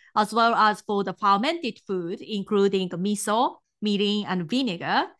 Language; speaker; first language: English; non-native, fluent; Japanese